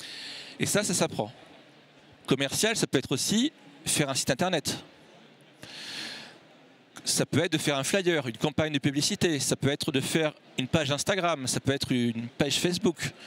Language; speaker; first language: French; native; French